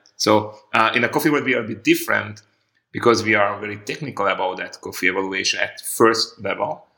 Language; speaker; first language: English; non-native, fluent; Hungarian